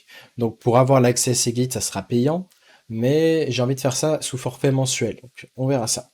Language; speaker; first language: French; native; French